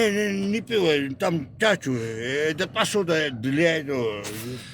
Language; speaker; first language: Russian; non-native, learner; Georgian